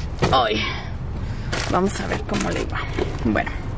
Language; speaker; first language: Spanish; early bilingual, heritage; Spanish